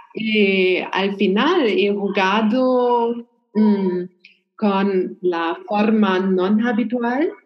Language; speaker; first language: Spanish; non-native, learner; German